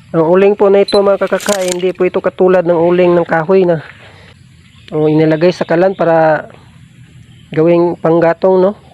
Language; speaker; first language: Filipino; non-native, local second language; Cebuano